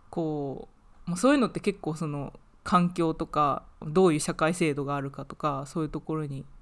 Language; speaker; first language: Japanese; native; Japanese